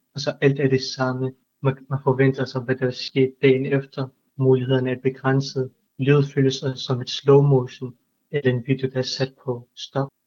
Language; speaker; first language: Danish; non-native, fluent; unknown